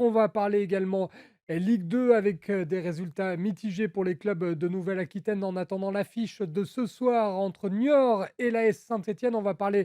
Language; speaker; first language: French; native; French